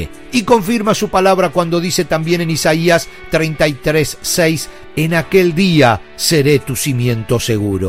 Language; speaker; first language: Spanish; native; Spanish